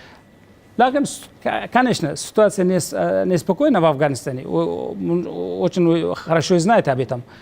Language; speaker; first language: Russian; non-native, learner; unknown